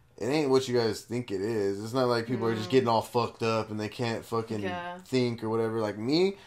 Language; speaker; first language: English; native; English